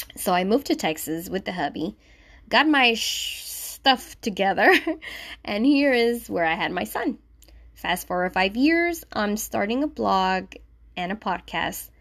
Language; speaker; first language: English; non-native, fluent; Spanish